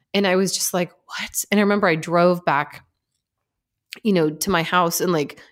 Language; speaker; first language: English; native; English